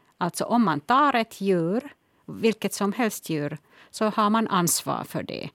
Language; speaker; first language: Swedish; non-native, local second language; Finnish